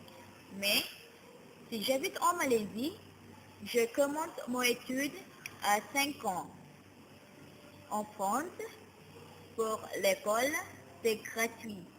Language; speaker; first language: French; non-native, learner; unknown